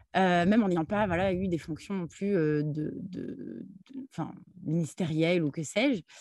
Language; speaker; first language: French; early bilingual, other home language; Arabic